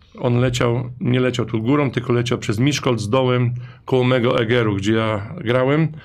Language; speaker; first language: Polish; native; Polish